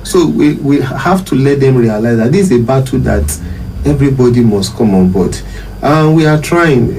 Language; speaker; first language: English; non-native, local second language; Yoruba